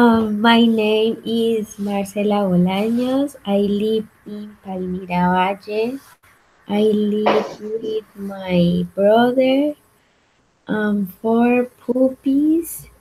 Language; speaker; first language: English; non-native, learner; Spanish